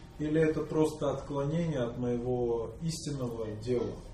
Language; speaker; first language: Russian; native; Russian